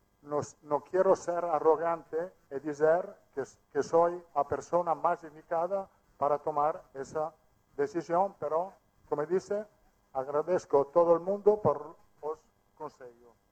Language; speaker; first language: Portuguese; non-native, fluent; Italian